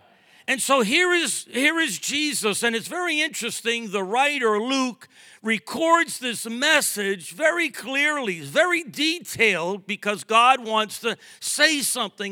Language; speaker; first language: English; native; English